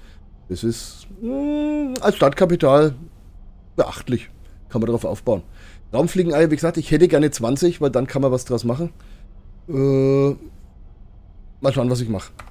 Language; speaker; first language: German; native; German